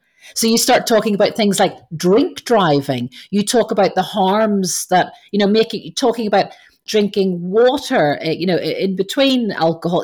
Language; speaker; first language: English; native; English